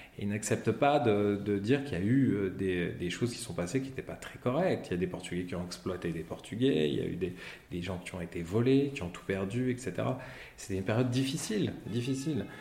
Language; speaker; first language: French; native; French